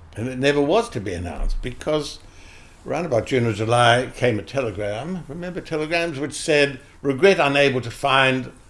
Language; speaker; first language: English; native; English